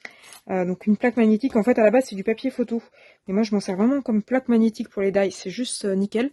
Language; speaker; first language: French; native; French